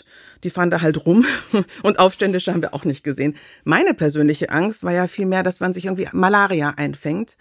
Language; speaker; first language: German; native; German